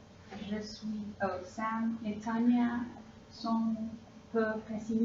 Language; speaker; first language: French; non-native, learner; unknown